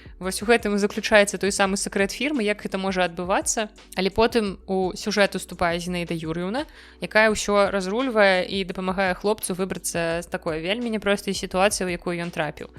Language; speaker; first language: Belarusian; non-native, local second language; Russian